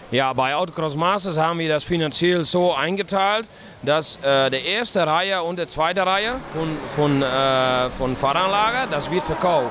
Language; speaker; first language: German; non-native, learner; Dutch